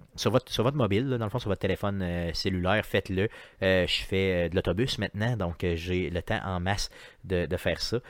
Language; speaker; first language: French; native; French